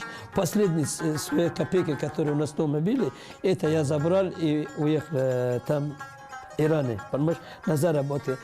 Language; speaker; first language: Russian; non-native, learner; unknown